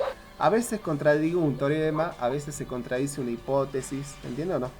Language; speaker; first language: Spanish; native; Spanish